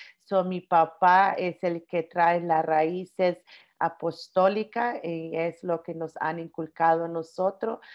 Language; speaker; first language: Spanish; early bilingual, heritage; Spanish